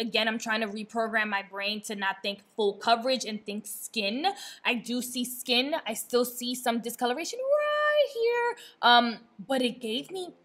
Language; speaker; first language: English; early bilingual, other home language; Spanish